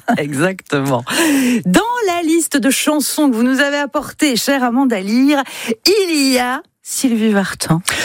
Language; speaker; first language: French; native; French